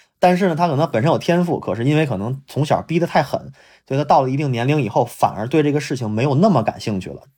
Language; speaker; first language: Chinese; native; Chinese